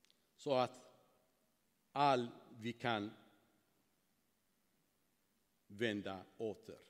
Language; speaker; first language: Swedish; non-native, fluent; Tigrinya